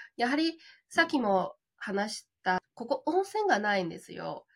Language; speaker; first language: Japanese; non-native, fluent; Chinese